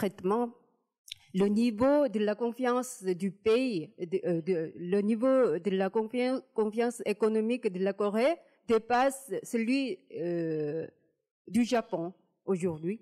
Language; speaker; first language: French; non-native, fluent; Korean